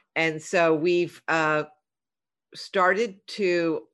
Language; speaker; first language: English; native; English